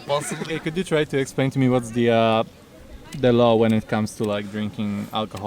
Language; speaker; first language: English; non-native, fluent; Polish